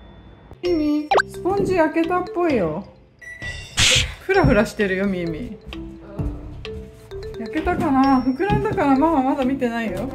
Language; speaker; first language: Japanese; native; Japanese